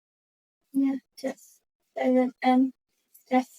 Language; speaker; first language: English; non-native, learner; Indonesian